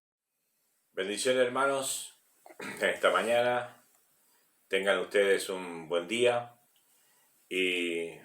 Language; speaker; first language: Spanish; native; Spanish